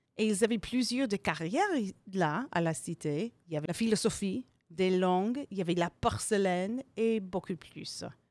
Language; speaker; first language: French; non-native, fluent; English